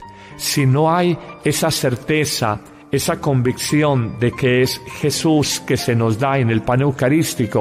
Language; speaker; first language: Spanish; native; Spanish